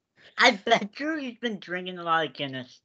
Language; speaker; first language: English; native; English